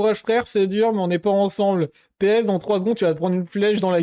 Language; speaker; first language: French; native; French